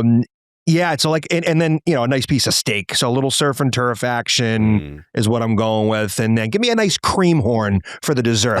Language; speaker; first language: English; native; English